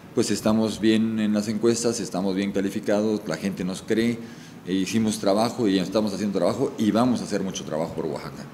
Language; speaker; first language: Spanish; native; Spanish